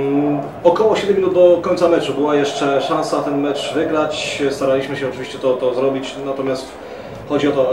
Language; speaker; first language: Polish; native; Polish